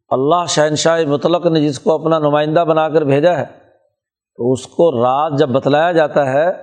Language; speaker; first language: Urdu; non-native, local second language; Punjabi